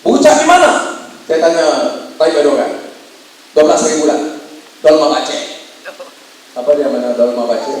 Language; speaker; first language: Malay; native; Malay